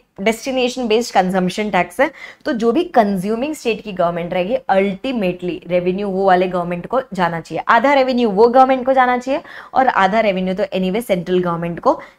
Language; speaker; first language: Hindi; native; Hindi